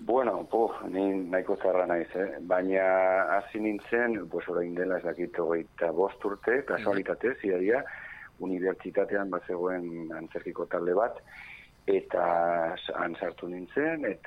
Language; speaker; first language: Basque; non-native, local second language; Spanish